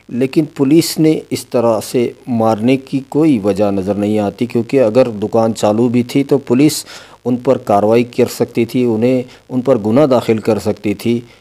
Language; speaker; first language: Hindi; non-native, local second language; Urdu